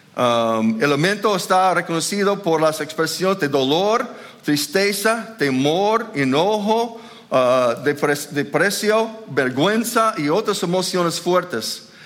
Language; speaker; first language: Spanish; non-native, fluent; English